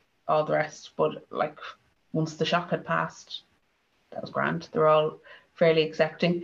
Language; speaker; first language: English; native; English